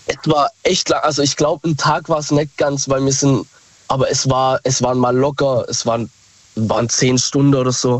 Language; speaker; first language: German; native; German